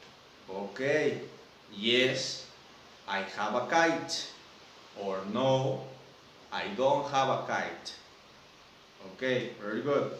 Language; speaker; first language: English; non-native, fluent; Spanish